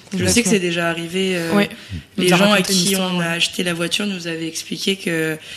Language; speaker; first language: French; native; French